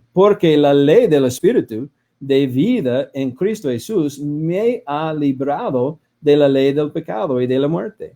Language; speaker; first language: Spanish; non-native, fluent; English